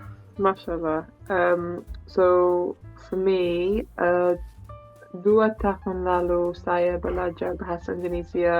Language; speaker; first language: Indonesian; non-native, learner; English